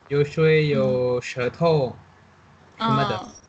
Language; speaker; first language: Chinese; non-native, learner; Indonesian